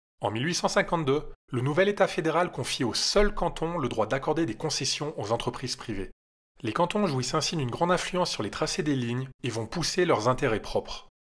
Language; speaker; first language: French; native; French